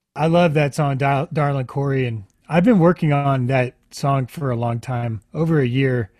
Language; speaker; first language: English; native; English